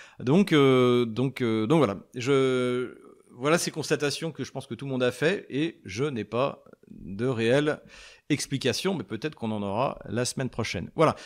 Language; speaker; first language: French; native; French